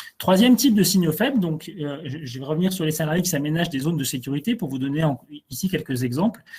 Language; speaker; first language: French; native; French